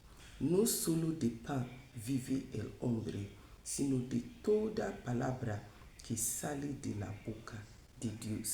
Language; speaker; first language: Spanish; non-native, fluent; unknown